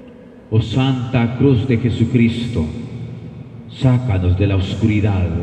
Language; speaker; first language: Spanish; native; Spanish